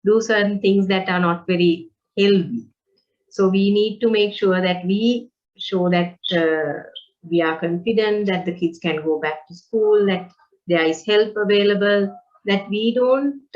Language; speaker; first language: English; non-native, local second language; Sinhala